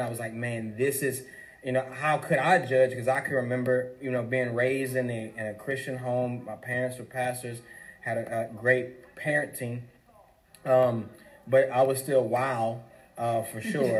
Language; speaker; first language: English; native; English